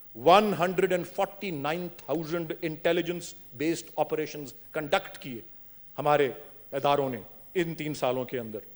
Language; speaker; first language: Urdu; native; Urdu